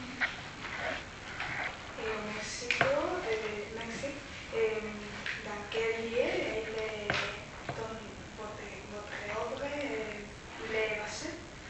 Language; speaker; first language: French; non-native, learner; Spanish